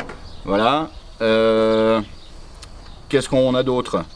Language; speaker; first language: French; native; French